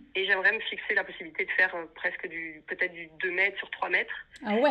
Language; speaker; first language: French; native; French